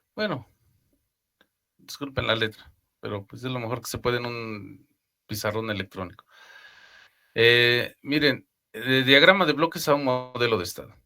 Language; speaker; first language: Spanish; native; Spanish